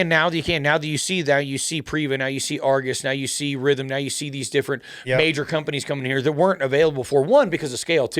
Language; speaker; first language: English; native; English